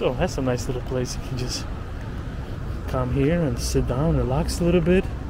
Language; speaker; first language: English; non-native, fluent; Polish